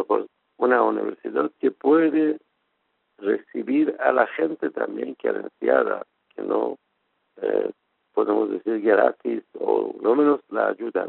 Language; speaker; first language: Spanish; non-native, fluent; Persian